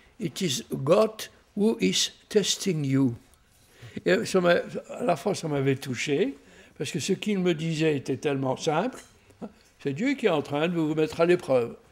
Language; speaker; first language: French; native; French